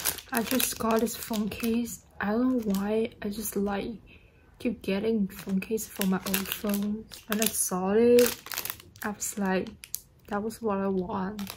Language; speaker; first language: English; non-native, learner; Chinese